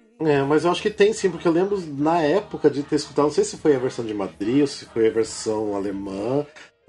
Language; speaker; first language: Portuguese; native; Portuguese